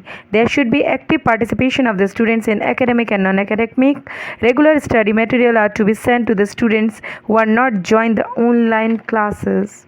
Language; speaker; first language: English; non-native, local second language; Hindi